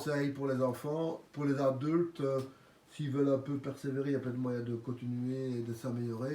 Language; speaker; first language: French; native; French